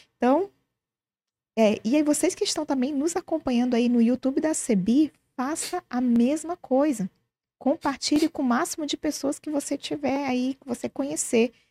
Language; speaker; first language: Portuguese; native; Portuguese